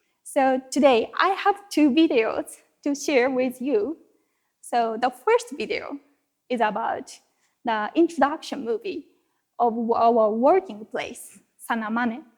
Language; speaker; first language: English; non-native, fluent; Japanese